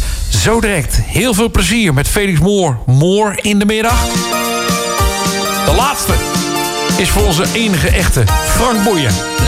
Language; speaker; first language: Dutch; native; Dutch